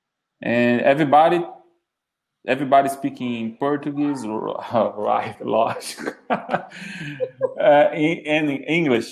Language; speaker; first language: English; non-native, learner; Portuguese